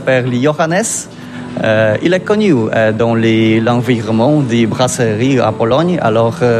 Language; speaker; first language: French; non-native, fluent; Polish